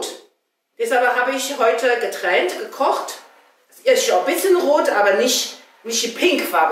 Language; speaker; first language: German; non-native, fluent; Chinese